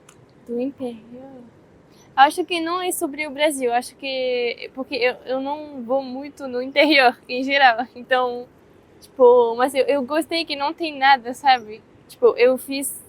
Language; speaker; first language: Portuguese; non-native, fluent; French